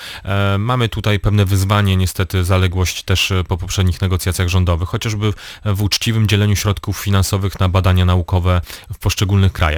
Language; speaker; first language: Polish; native; Polish